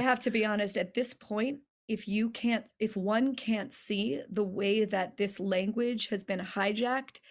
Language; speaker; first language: English; native; English